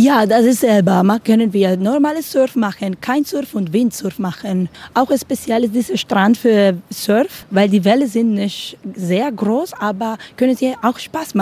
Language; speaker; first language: German; non-native, learner; Spanish